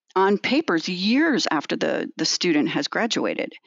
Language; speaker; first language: English; native; English